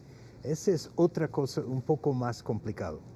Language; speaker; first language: Spanish; non-native, fluent; English